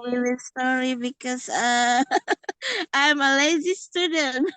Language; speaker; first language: English; non-native, learner; Indonesian